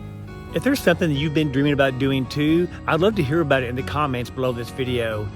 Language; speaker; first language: English; native; English